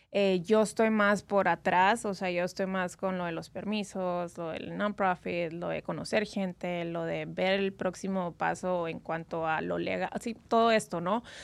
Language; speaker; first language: Spanish; native; Spanish